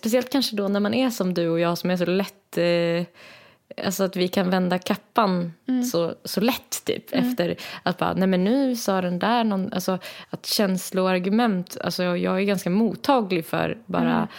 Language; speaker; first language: Swedish; native; Swedish